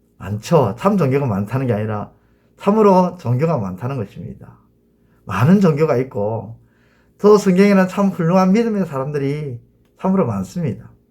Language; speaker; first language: Korean; native; Korean